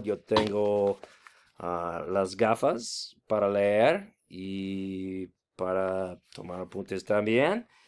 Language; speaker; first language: Spanish; non-native, fluent; English